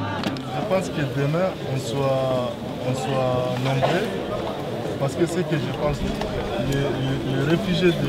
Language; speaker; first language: French; non-native, fluent; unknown